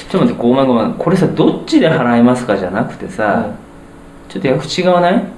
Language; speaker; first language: Japanese; native; Japanese